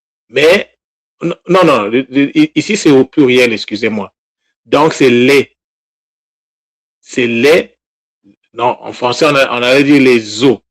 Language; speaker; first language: French; non-native, local second language; Kongo